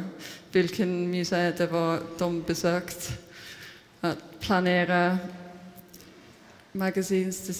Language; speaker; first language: Swedish; non-native, fluent; English